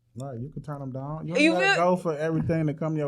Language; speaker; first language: English; native; English